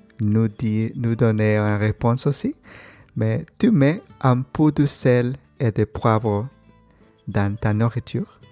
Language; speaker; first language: French; non-native, learner; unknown